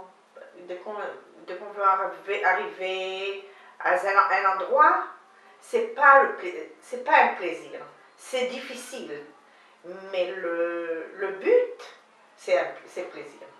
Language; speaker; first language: French; non-native, learner; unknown